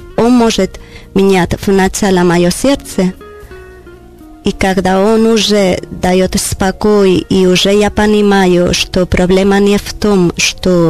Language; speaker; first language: Russian; non-native, learner; Spanish